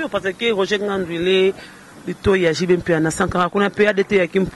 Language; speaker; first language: French; non-native, local second language; Lingala